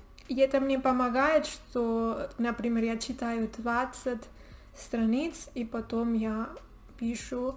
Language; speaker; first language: Russian; non-native, learner; Spanish